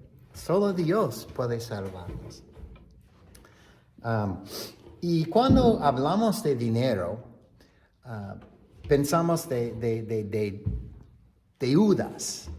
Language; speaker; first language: Spanish; non-native, fluent; English